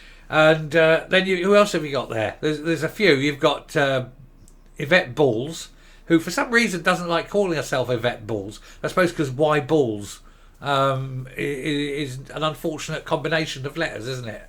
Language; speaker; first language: English; native; English